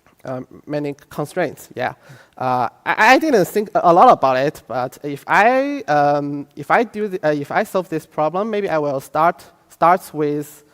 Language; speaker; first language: English; non-native, fluent; Chinese